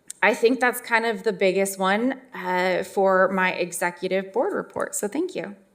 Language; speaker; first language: English; native; English